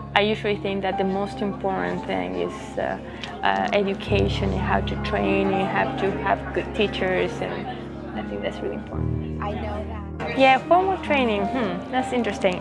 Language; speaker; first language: English; non-native, fluent; Spanish